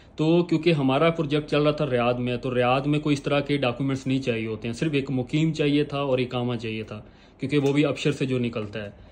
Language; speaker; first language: Hindi; native; Hindi